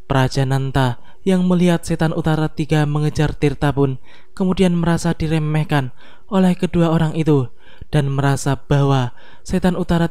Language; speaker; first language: Indonesian; native; Indonesian